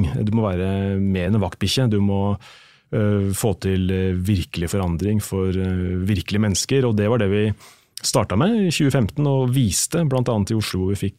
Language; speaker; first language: Norwegian; native; Norwegian